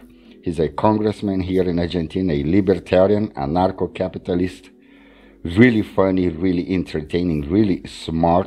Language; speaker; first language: English; non-native, fluent; Portuguese